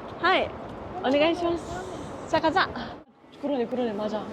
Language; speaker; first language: Korean; non-native, learner; Japanese